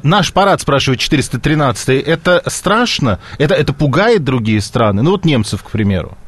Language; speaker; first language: Russian; native; Russian